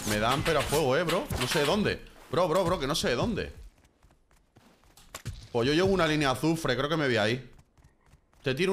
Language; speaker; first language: Spanish; native; Spanish